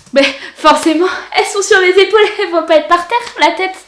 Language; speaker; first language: French; native; French